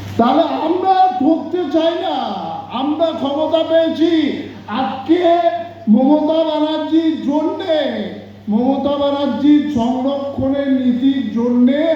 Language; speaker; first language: Bangla; non-native, local second language; Santali